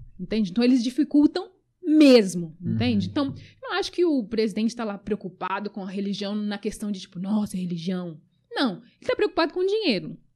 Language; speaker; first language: Portuguese; early bilingual, other home language; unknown